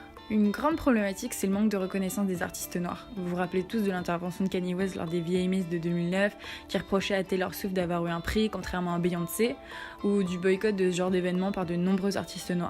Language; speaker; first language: French; native; French